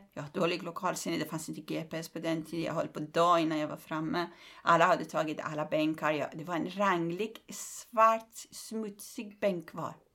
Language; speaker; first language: Swedish; non-native, fluent; Persian